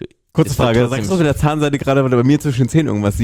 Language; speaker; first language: German; native; German